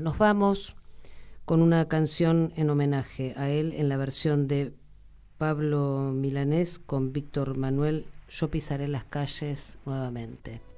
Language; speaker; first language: Spanish; native; Spanish